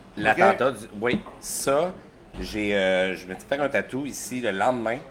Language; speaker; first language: French; native; French